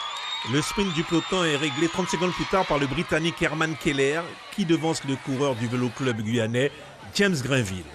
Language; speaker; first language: French; native; French